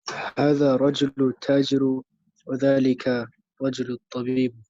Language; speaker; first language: Arabic; non-native, learner; English